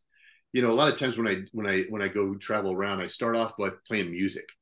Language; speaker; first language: English; native; English